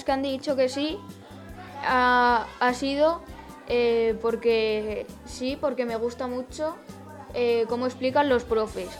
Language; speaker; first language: Spanish; native; Spanish